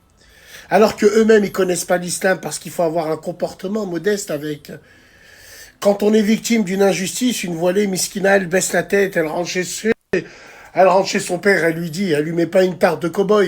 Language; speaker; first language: French; native; French